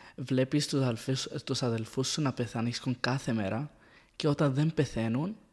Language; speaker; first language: Greek; non-native, fluent; Arabic